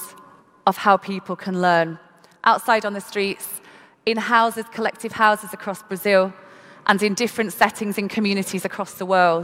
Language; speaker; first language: English; native; English